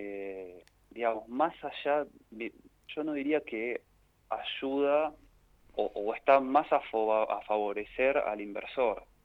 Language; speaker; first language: Spanish; native; Spanish